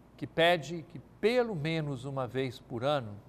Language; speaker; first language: Portuguese; native; Portuguese